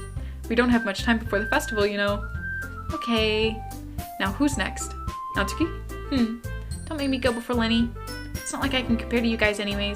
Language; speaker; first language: English; native; English